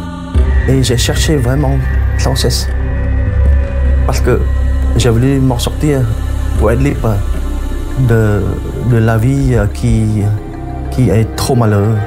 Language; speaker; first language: French; non-native, fluent; Khmer